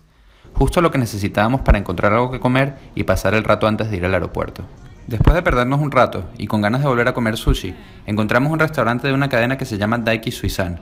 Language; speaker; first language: Spanish; native; Spanish